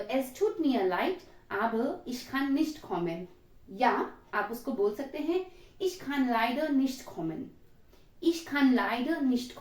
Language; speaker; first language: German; non-native, learner; Hindi